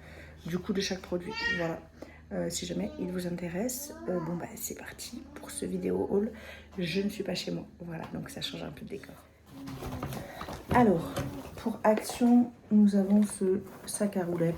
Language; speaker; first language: French; native; French